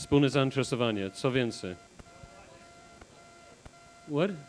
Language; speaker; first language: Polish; non-native, learner; English